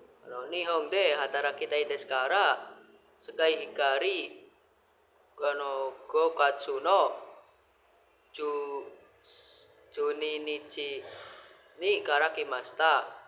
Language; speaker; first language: Japanese; non-native, learner; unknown